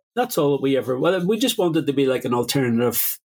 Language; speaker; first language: English; native; English